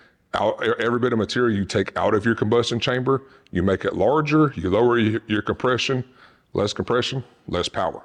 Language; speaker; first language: English; native; English